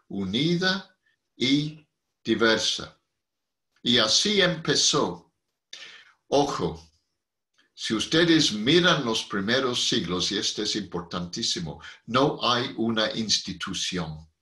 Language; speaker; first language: Spanish; non-native, fluent; English